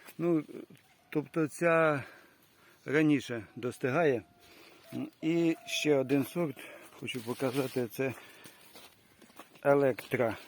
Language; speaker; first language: Ukrainian; native; Ukrainian